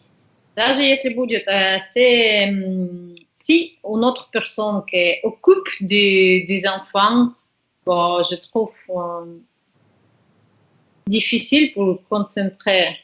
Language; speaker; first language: French; non-native, learner; Russian